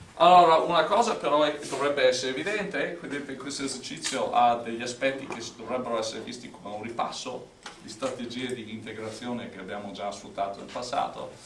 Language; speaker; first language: Italian; non-native, fluent; English